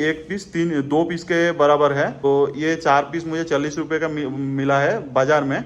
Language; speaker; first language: Hindi; non-native, local second language; Bangla